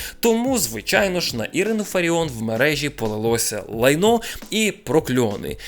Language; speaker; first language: Ukrainian; non-native, local second language; Russian